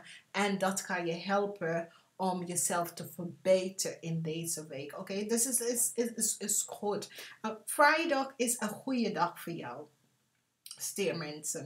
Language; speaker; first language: Dutch; non-native, learner; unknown